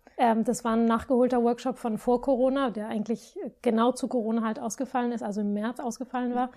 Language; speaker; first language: German; non-native, fluent; Spanish